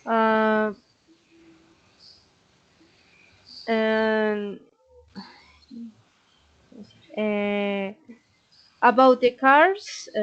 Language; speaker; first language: English; non-native, learner; Spanish